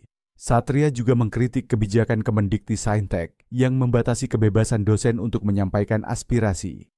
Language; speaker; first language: Indonesian; native; Indonesian